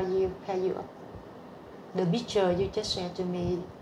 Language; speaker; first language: English; non-native, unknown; Vietnamese